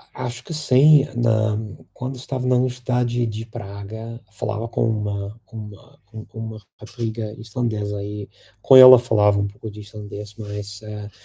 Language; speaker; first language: Portuguese; non-native, fluent; English